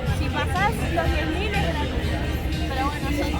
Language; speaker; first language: Spanish; native; Spanish